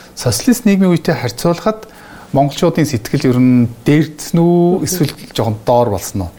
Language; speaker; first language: Mongolian; native; Mongolian